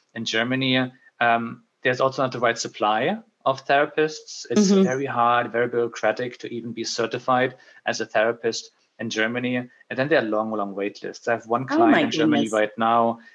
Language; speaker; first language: English; non-native, fluent; German